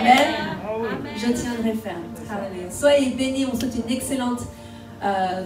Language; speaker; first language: French; native; French